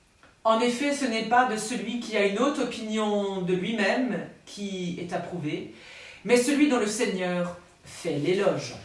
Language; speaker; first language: French; native; French